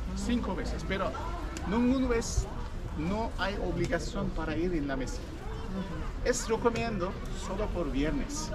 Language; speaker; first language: Spanish; non-native, learner; Turkish